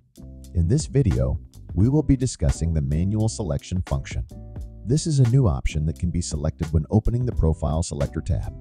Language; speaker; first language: English; native; English